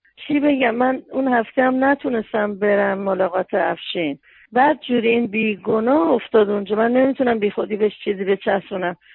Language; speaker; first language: Persian; native; Persian